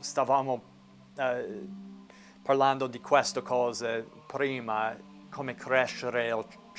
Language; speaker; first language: Italian; non-native, learner; English